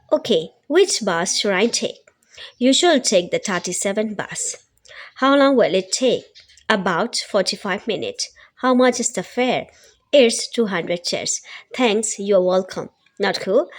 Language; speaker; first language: English; non-native, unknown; Burmese